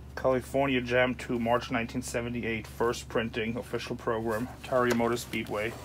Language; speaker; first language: English; non-native, fluent; German